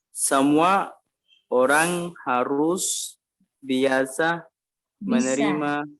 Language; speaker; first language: Indonesian; non-native, learner; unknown